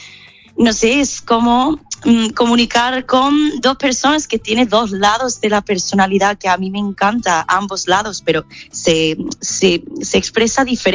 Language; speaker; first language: Spanish; non-native, fluent; English